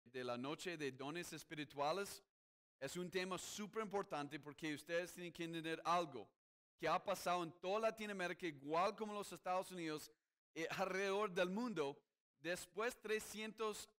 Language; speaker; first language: Spanish; non-native, fluent; English